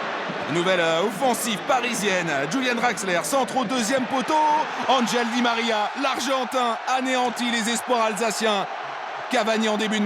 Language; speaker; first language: French; native; French